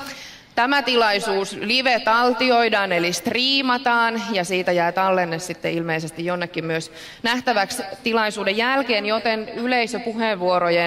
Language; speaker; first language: Finnish; native; Finnish